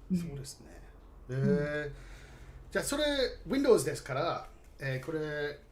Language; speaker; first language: Japanese; non-native, fluent; English